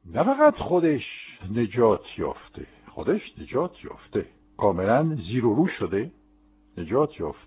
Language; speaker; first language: Persian; non-native, fluent; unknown